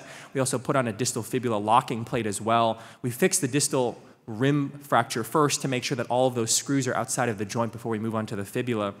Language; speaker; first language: English; native; English